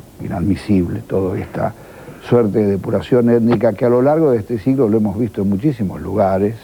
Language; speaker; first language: Spanish; native; Spanish